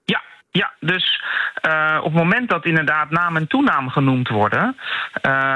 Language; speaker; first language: Dutch; native; Dutch